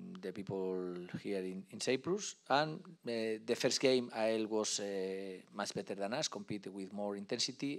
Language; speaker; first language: English; non-native, learner; Spanish